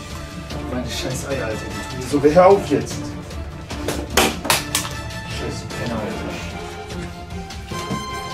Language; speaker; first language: German; native; German